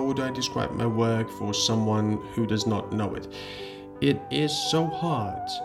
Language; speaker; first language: English; non-native, fluent; Georgian